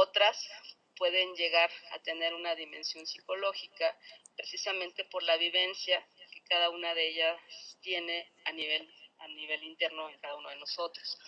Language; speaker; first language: Spanish; native; Spanish